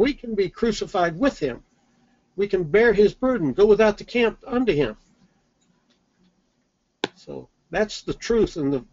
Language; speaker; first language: English; native; English